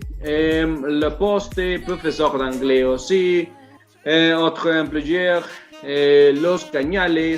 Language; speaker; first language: French; non-native, learner; Spanish